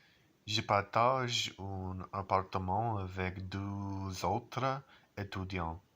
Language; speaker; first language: French; non-native, learner; English